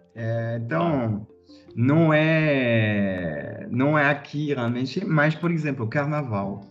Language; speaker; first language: Portuguese; non-native, fluent; French